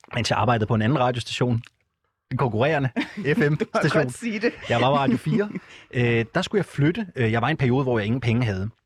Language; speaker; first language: Danish; native; Danish